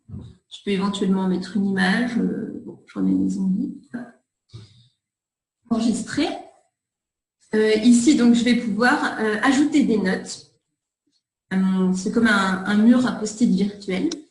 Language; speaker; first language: French; native; French